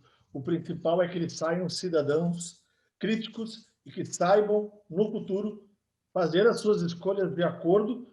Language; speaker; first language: Portuguese; native; Portuguese